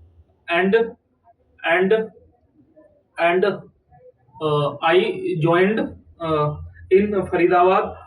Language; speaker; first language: English; non-native, learner; Hindi